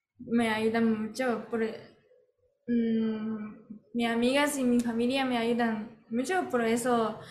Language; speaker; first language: Spanish; non-native, learner; Japanese